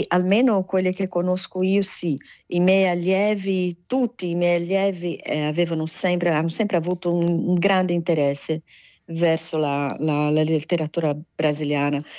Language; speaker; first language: Italian; non-native, fluent; Portuguese